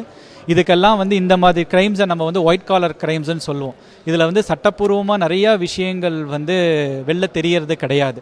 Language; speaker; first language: Tamil; native; Tamil